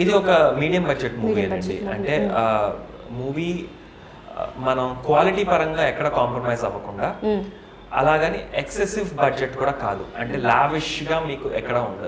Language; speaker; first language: Telugu; native; Telugu